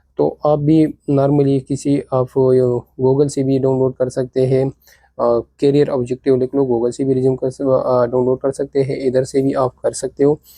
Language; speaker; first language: Urdu; non-native, local second language; Pashto